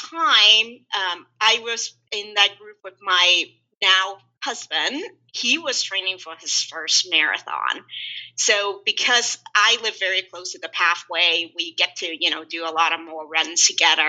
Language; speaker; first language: English; non-native, local second language; Cantonese